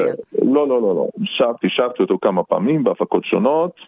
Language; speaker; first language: Hebrew; non-native, fluent; Russian